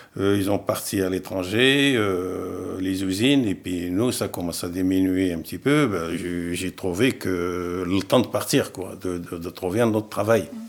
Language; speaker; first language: French; non-native, fluent; Arabic